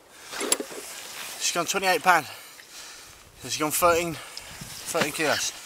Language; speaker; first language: English; native; English